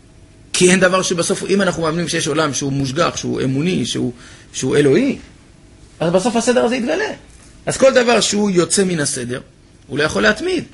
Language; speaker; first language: Hebrew; native; Hebrew